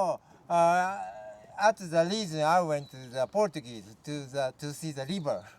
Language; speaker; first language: English; non-native, learner; Japanese